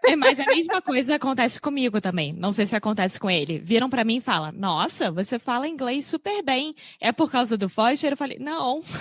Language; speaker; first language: Portuguese; native; Portuguese